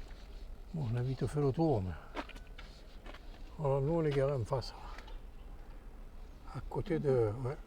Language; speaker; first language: French; native; French